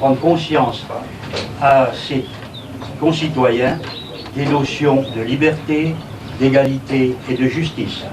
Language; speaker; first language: French; native; French